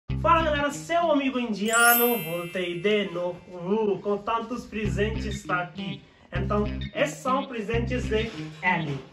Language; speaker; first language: Portuguese; non-native, learner; Hindi